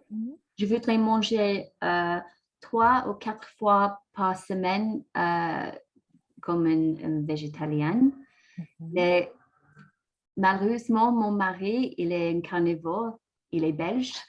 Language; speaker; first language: French; non-native, learner; English